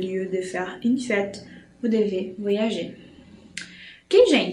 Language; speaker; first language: French; non-native, fluent; Portuguese